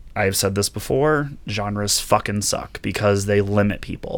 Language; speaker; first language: English; native; English